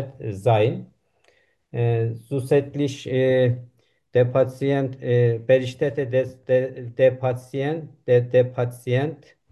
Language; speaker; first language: German; non-native, learner; Turkish